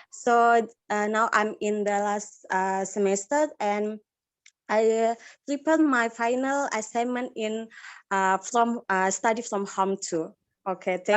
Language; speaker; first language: English; non-native, learner; Indonesian